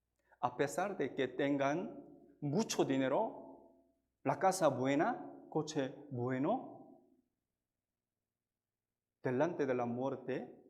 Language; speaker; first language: Spanish; non-native, fluent; Korean